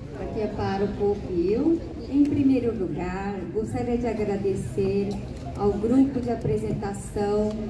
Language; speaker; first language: Portuguese; early bilingual, heritage; Korean